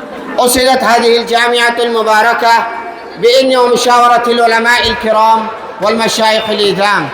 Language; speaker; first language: Arabic; non-native, learner; Urdu